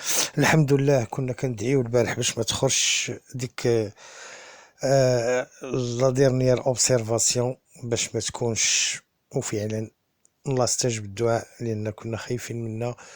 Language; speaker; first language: Arabic; native; Arabic